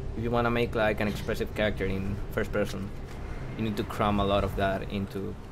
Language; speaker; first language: English; non-native, fluent; Spanish